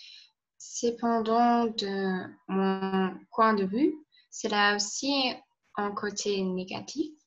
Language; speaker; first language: French; non-native, learner; German